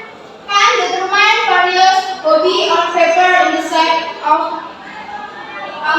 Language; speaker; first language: English; non-native, learner; Indonesian